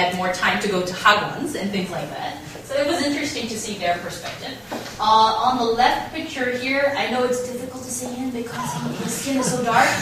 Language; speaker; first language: English; non-native, fluent; Korean